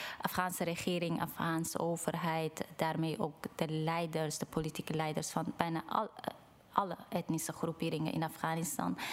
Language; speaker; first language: Dutch; non-native, fluent; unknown